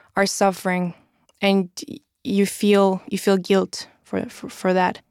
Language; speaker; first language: English; non-native, fluent; Russian